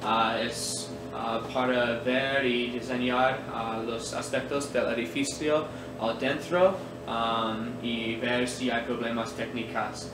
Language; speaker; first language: Spanish; non-native, learner; English